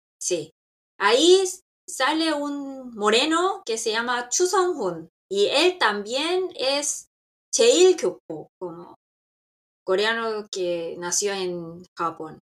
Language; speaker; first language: Spanish; non-native, fluent; Korean